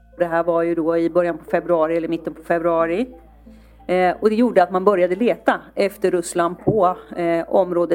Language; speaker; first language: Swedish; native; Swedish